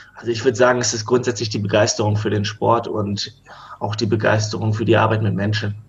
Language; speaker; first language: German; native; German